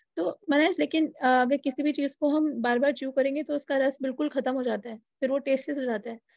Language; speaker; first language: Hindi; native; Hindi